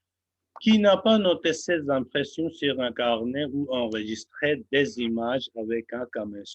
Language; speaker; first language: French; non-native, fluent; Hindi